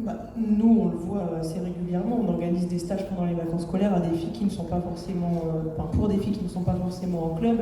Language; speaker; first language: French; native; French